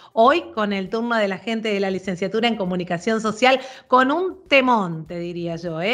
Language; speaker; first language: Spanish; native; Spanish